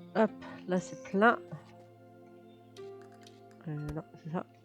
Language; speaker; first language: French; native; French